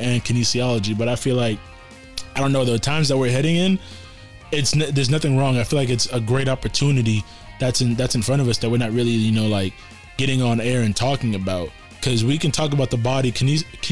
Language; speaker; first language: English; native; English